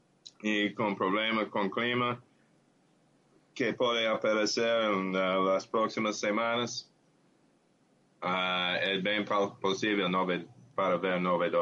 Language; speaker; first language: Portuguese; non-native, learner; English